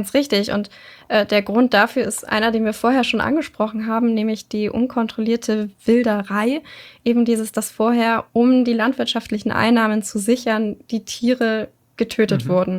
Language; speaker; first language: German; native; German